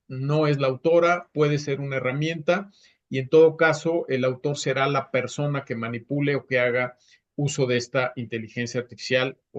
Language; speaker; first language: Spanish; native; Spanish